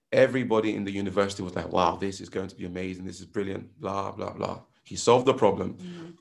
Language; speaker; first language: English; non-native, local second language; Yoruba